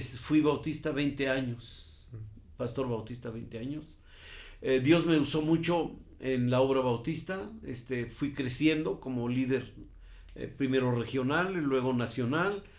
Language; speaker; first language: Spanish; native; Spanish